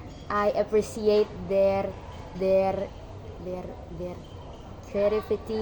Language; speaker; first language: English; non-native, learner; Indonesian